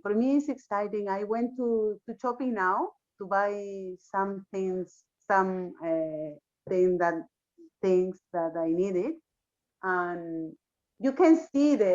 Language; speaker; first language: English; non-native, learner; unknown